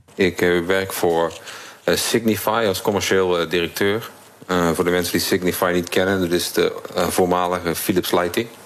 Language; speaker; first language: Dutch; native; Dutch